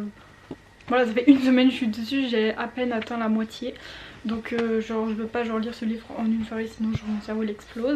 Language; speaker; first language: French; native; French